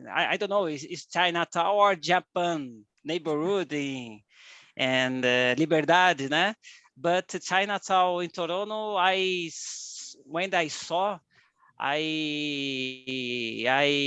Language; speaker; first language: English; non-native, learner; Portuguese